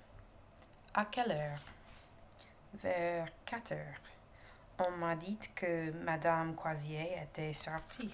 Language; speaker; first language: French; non-native, learner; English